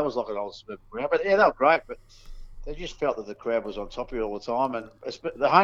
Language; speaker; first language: English; native; English